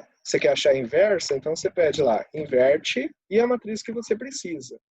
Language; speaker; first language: Portuguese; native; Portuguese